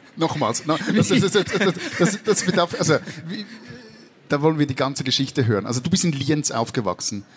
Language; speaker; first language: German; native; German